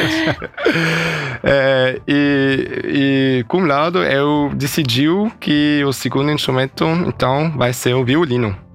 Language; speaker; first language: Portuguese; early bilingual, heritage; Portuguese